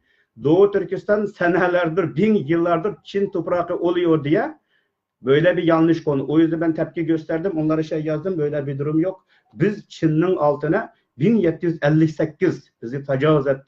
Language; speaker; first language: Turkish; non-native, learner; Uyghur